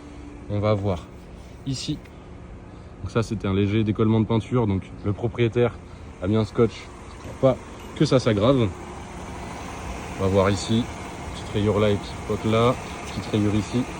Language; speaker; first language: French; native; French